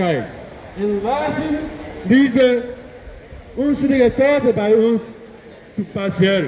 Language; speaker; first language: German; non-native, learner; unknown